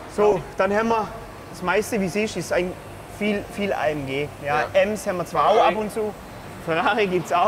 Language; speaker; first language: German; early bilingual, other home language; Polish